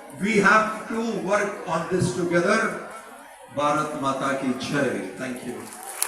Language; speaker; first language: English; non-native, local second language; Tamil